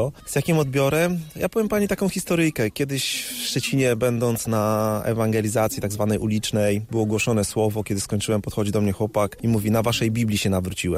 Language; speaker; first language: Polish; native; Polish